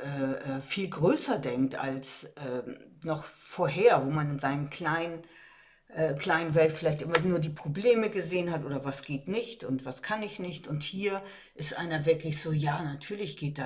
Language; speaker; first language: German; native; German